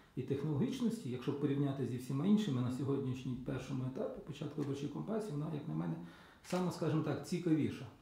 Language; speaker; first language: Ukrainian; native; Ukrainian